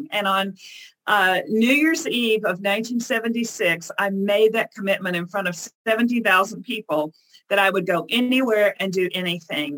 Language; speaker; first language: English; native; English